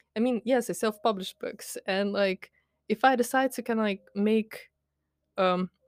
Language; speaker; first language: English; non-native, fluent; Latvian